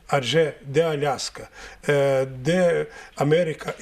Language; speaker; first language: Ukrainian; native; Ukrainian